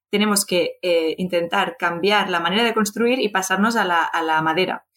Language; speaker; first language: Spanish; native; Spanish